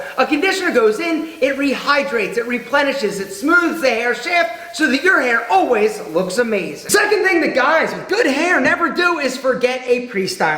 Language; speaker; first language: English; native; English